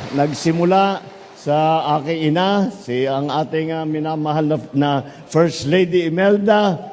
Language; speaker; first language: Filipino; native; Filipino